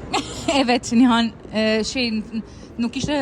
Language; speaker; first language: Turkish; non-native, fluent; Albanian